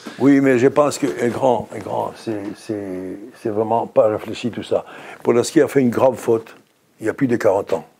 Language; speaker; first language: French; non-native, fluent; Greek